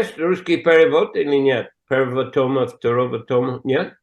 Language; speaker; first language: Russian; non-native, learner; English